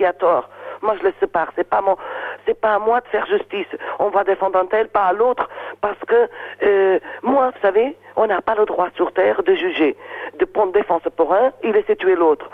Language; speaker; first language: French; non-native, fluent; Portuguese